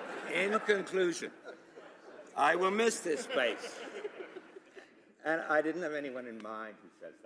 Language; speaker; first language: English; native; English